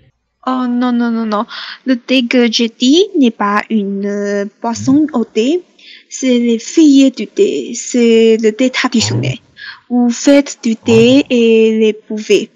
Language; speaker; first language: French; non-native, learner; Chinese